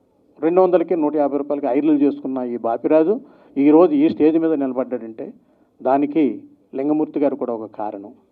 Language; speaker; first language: Telugu; native; Telugu